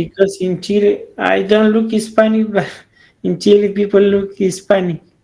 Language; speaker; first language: English; non-native, learner; Spanish